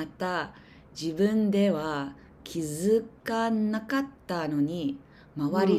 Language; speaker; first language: Japanese; non-native, learner; English